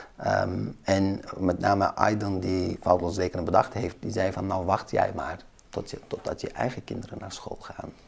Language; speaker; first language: Dutch; early bilingual, other home language; Kurdish